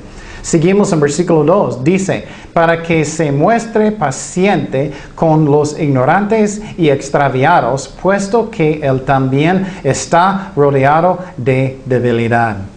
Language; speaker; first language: Spanish; non-native, fluent; English